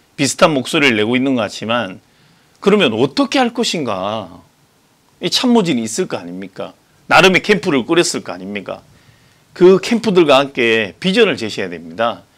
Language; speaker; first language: Korean; native; Korean